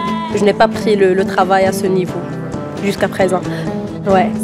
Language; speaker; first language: French; non-native, local second language; Arabic